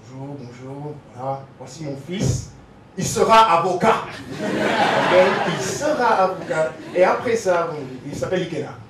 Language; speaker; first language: French; non-native, learner; English